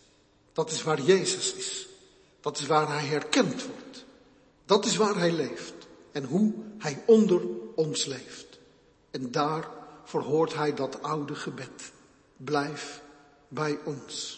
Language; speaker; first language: Dutch; native; Dutch